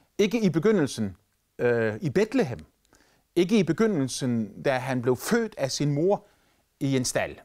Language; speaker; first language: Danish; native; Danish